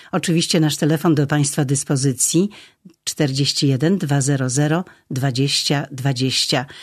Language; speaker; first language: Polish; native; Polish